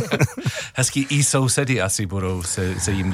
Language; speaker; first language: Czech; non-native, learner; English